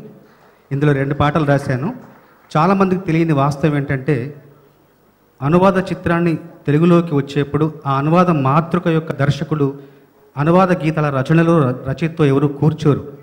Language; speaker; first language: Telugu; native; Telugu